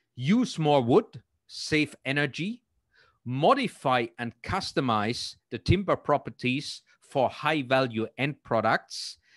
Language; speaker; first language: English; non-native, fluent; German